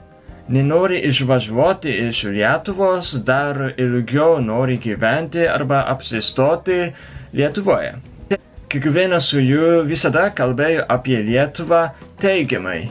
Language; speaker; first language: Lithuanian; non-native, fluent; Japanese